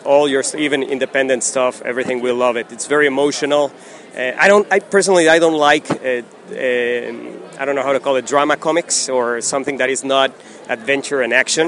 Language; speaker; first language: English; non-native, fluent; Spanish